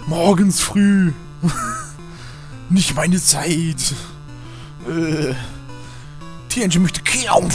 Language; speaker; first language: German; native; German